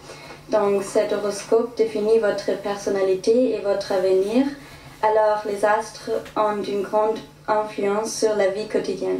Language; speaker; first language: French; non-native, fluent; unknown